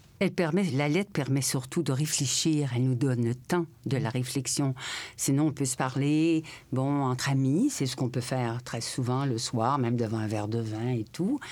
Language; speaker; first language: French; native; French